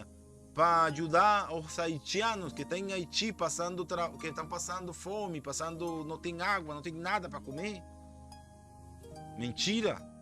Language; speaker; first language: Portuguese; non-native, fluent; Spanish